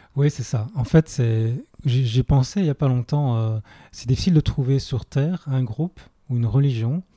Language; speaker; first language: French; native; French